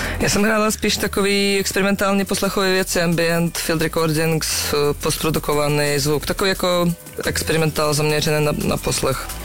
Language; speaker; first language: Czech; non-native, fluent; Russian